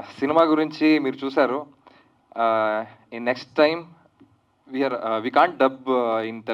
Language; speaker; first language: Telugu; non-native, learner; Kannada